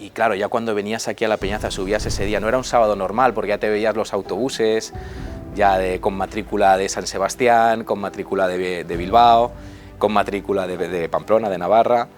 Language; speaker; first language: Spanish; native; Spanish